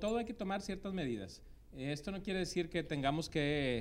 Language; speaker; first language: Spanish; native; Spanish